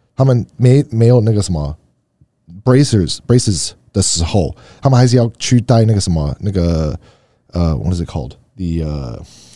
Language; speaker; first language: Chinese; non-native, fluent; English